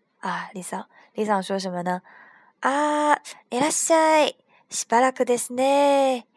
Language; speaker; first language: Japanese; non-native, fluent; Chinese